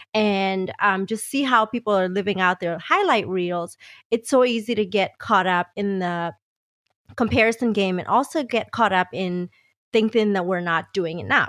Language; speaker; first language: English; native; English